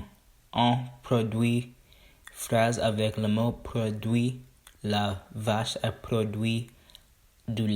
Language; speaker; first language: French; non-native, learner; English